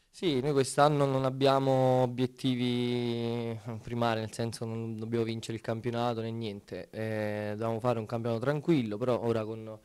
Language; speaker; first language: Italian; native; Italian